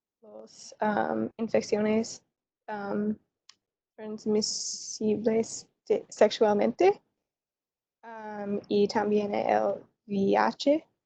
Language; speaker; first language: Spanish; non-native, learner; English